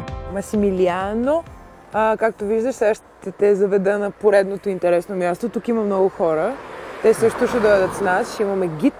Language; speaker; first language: Bulgarian; native; Bulgarian